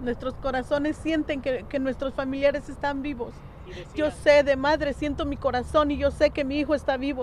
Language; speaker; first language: Spanish; native; Spanish